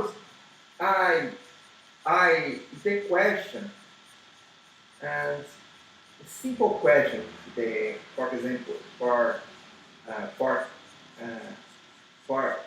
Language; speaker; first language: English; non-native, learner; Portuguese